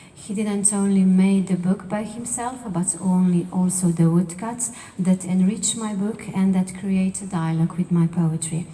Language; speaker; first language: English; non-native, fluent; Slovenian